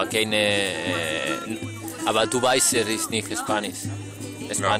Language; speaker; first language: German; non-native, learner; Spanish